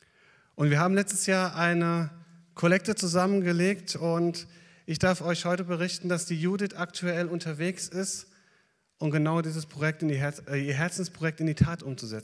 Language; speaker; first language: German; native; German